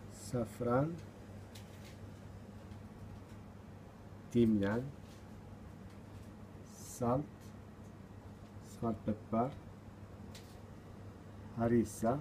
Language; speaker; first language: Swedish; non-native, fluent; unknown